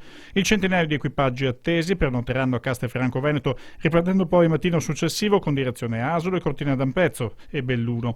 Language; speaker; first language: Italian; native; Italian